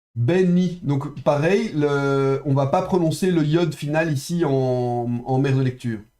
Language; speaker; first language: French; native; French